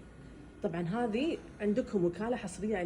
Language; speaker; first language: Arabic; native; Arabic